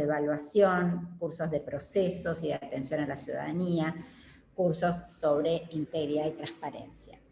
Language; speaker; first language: Spanish; native; Spanish